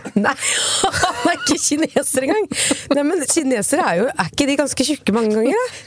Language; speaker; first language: Norwegian; native; Norwegian